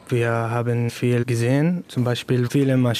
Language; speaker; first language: German; non-native, learner; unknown